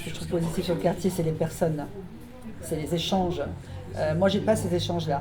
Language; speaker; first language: French; native; French